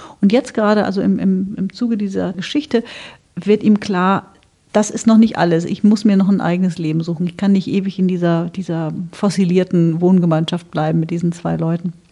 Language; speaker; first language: German; native; German